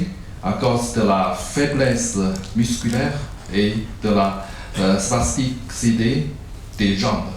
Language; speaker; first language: French; non-native, learner; Chinese